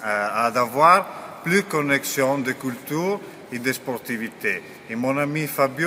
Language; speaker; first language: French; non-native, learner; Italian